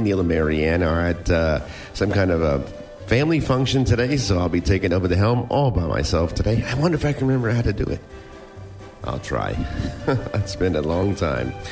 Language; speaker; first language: English; early bilingual, other home language; Polish